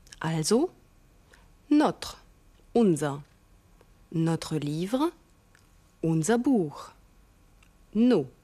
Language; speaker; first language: French; non-native, fluent; German